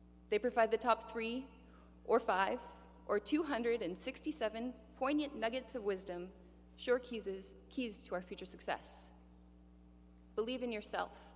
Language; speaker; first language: English; native; English